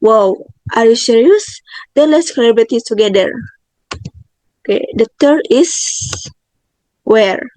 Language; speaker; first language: English; non-native, learner; Indonesian